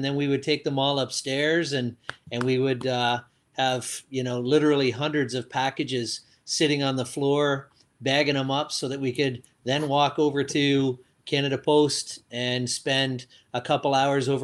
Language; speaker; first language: English; native; English